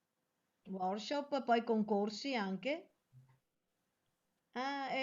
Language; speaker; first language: Italian; native; Italian